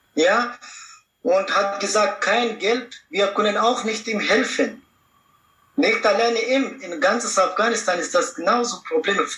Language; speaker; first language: German; non-native, learner; Pashto